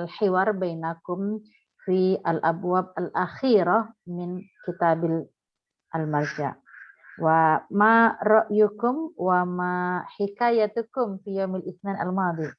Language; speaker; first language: Arabic; non-native, fluent; Indonesian